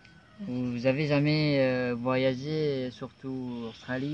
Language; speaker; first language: French; non-native, learner; Indonesian